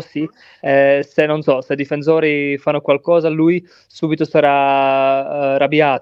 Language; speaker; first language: Italian; non-native, learner; Czech